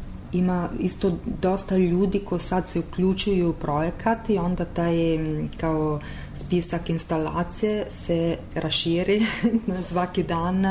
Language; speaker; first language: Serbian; non-native, learner; Italian